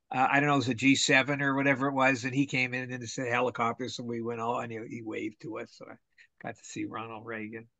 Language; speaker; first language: English; native; English